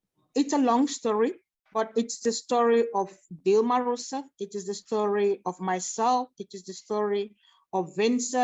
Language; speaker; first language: English; non-native, local second language; Igbo